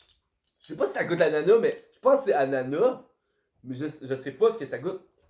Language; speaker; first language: French; native; French